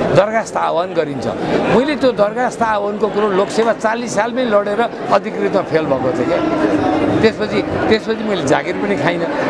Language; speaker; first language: Nepali; native; Nepali